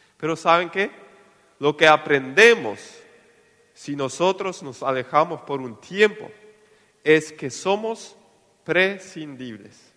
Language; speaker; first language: Spanish; non-native, local second language; Plautdietsch